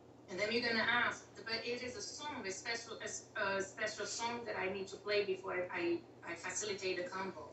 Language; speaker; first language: English; non-native, fluent; Portuguese